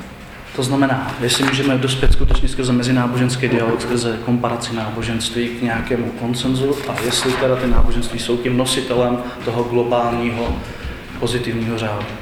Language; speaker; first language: Czech; native; Czech